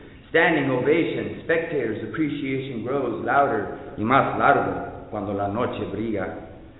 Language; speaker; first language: Spanish; early bilingual, heritage; Spanish